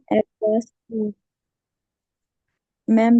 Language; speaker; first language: German; non-native, learner; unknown